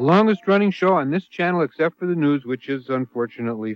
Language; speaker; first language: English; native; English